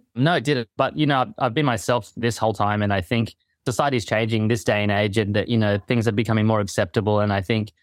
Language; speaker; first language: English; early bilingual, other home language; Filipino